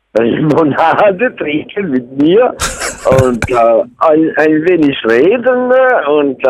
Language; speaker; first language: German; non-native, learner; Italian